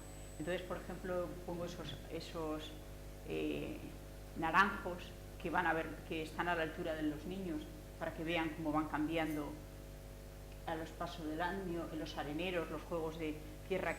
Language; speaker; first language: Spanish; native; Spanish